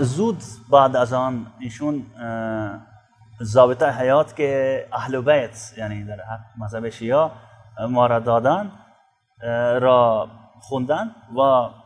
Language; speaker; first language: Persian; non-native, fluent; Urdu